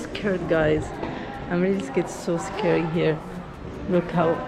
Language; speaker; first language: English; non-native, fluent; Arabic